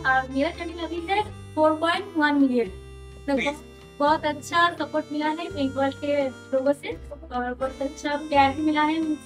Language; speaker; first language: Hindi; non-native, local second language; Bangla